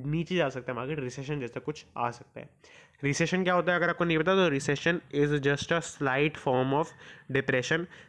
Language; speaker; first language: Hindi; native; Hindi